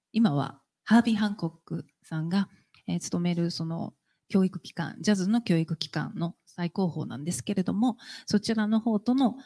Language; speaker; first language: Japanese; native; Japanese